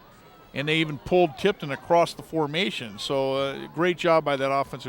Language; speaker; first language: English; native; English